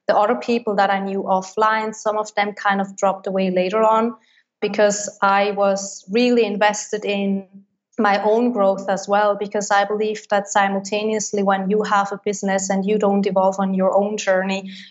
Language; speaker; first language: English; non-native, fluent; Swiss German